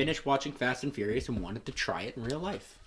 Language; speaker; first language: English; native; English